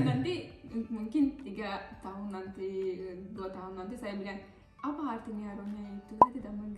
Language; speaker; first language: Indonesian; non-native, learner; Turkish